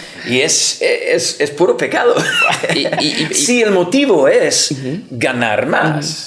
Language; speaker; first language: Spanish; non-native, fluent; English